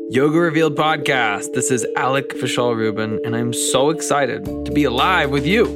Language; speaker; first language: English; native; English